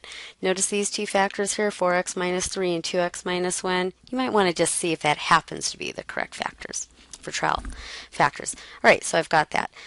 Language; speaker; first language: English; native; English